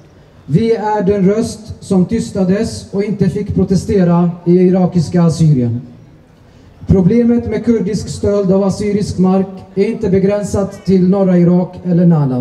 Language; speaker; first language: Swedish; early bilingual, other home language; Assyrian Neo-Aramaic